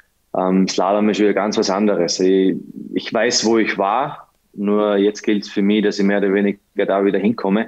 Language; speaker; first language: German; native; German